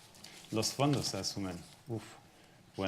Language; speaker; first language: Spanish; non-native, fluent; English